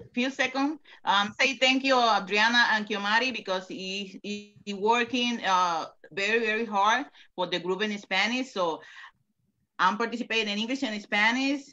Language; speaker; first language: English; non-native, learner; Spanish